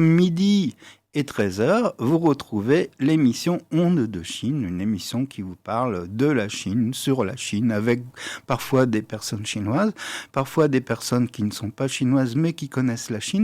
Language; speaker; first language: French; native; French